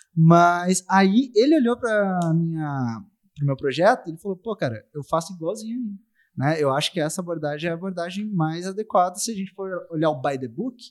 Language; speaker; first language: Portuguese; native; Portuguese